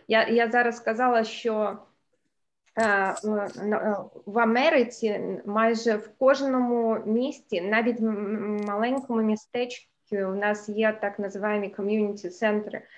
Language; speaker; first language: Ukrainian; non-native, local second language; Russian